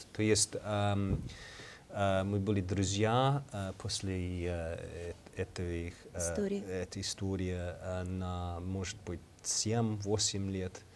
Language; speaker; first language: Russian; non-native, learner; English